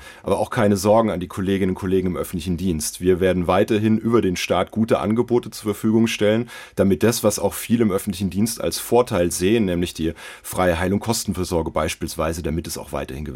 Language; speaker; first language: German; native; German